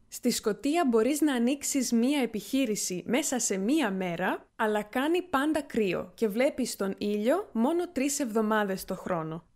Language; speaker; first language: Greek; native; Greek